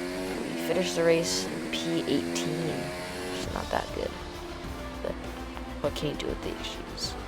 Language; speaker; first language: English; native; English